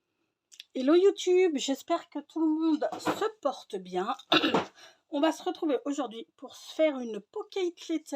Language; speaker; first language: French; native; French